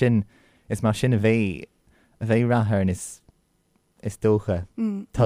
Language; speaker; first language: Irish; non-native, local second language; English